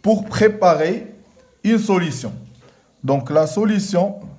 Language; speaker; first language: French; non-native, local second language; Arabic